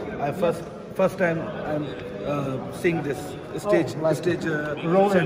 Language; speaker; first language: English; non-native, learner; Urdu